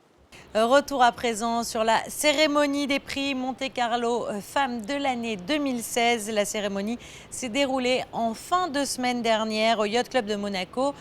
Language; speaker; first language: French; native; French